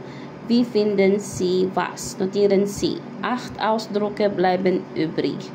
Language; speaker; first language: German; non-native, fluent; Filipino